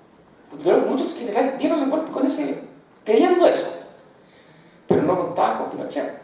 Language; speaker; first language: Spanish; native; Spanish